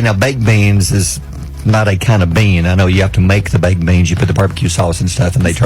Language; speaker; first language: English; native; English